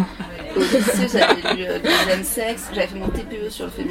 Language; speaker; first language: French; native; French